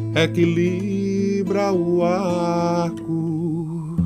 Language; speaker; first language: Portuguese; native; Portuguese